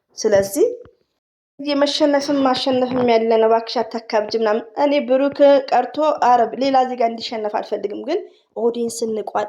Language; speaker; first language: Amharic; native; Amharic